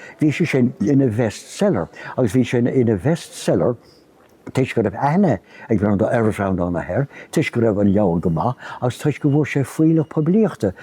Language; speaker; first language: Irish; native; Irish